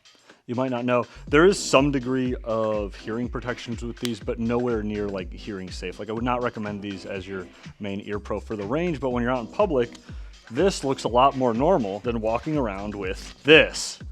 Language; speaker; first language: English; native; English